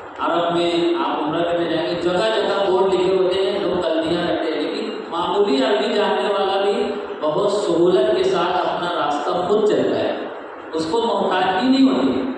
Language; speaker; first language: Urdu; native; Urdu